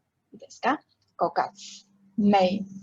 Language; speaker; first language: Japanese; non-native, fluent; Chinese